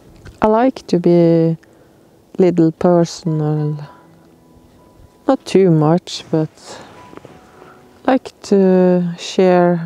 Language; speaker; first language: English; non-native, learner; Norwegian